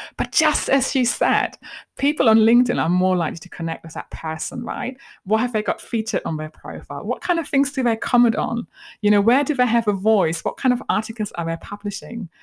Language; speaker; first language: English; non-native, fluent; German